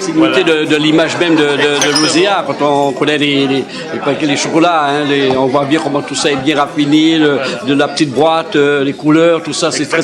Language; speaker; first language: French; native; French